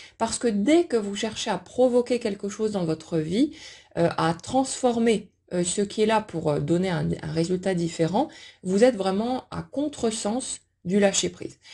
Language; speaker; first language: French; native; French